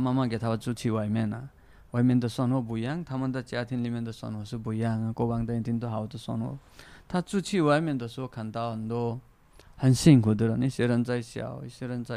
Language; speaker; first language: Chinese; non-native, fluent; Nepali